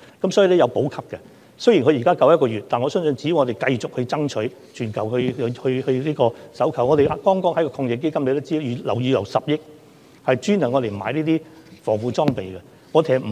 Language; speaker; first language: Chinese; non-native, local second language; Cantonese